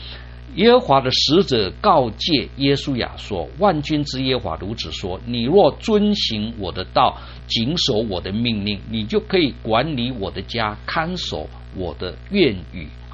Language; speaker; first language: Chinese; native; Chinese